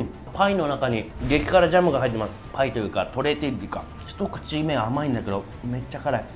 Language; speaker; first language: Japanese; native; Japanese